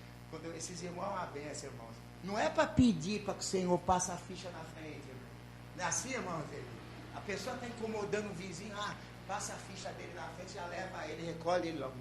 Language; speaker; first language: Portuguese; native; Portuguese